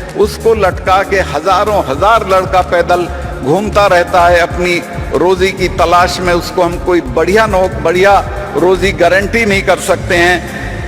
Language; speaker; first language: Hindi; native; Hindi